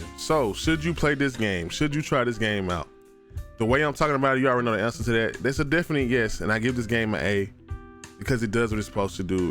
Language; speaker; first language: English; native; English